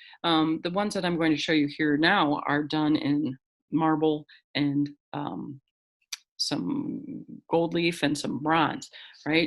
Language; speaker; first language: English; native; English